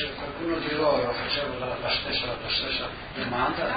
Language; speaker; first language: Italian; non-native, local second language; Slovenian